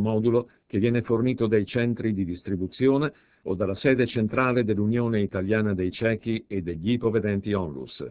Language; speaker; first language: Italian; native; Italian